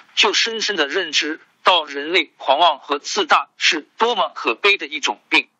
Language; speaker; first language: Chinese; non-native, local second language; Hakka Chinese